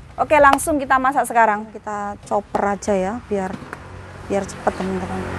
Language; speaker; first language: Indonesian; non-native, local second language; Javanese